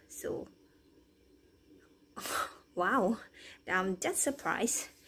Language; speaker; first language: English; non-native, learner; Thai